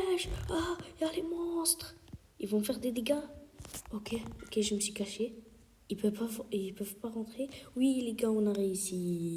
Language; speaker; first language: French; native; French